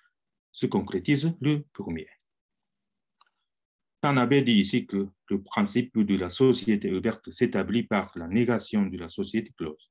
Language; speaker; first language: French; non-native, fluent; Japanese